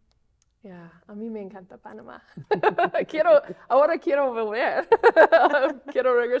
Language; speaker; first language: Spanish; non-native, fluent; English